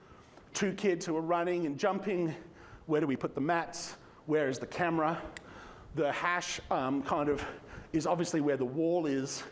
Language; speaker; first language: English; native; English